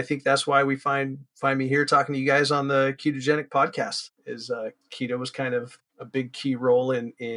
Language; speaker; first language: English; native; English